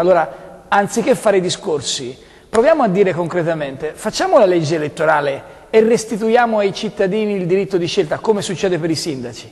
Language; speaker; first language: Italian; native; Italian